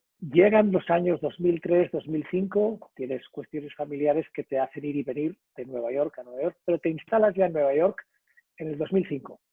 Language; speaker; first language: Spanish; native; Spanish